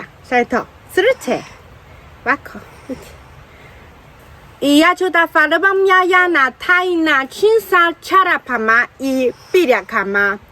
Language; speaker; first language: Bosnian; non-native, learner; Chinese